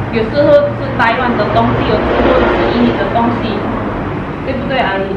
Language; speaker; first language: Chinese; non-native, learner; Indonesian